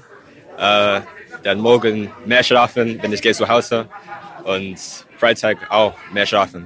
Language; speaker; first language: German; non-native, learner; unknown